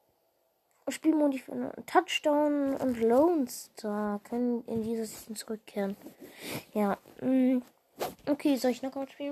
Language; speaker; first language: German; native; German